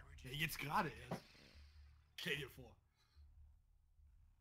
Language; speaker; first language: German; native; German